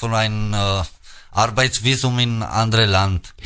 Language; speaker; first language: German; non-native, learner; Albanian